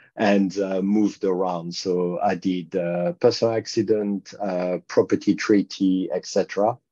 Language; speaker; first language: English; non-native, fluent; French